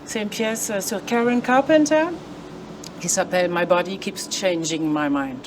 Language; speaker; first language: French; non-native, fluent; German